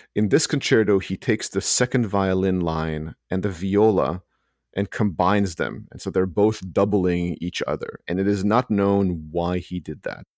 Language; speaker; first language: English; early bilingual, other home language; Hebrew